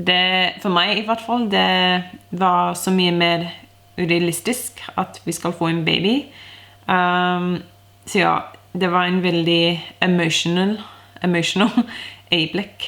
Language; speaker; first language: Norwegian; non-native, fluent; English